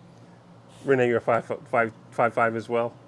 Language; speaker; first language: English; native; English